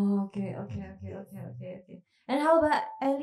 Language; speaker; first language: English; non-native, fluent; Indonesian